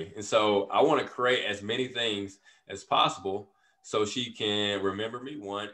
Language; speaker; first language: English; native; English